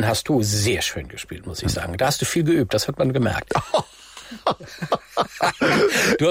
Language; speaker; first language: German; native; German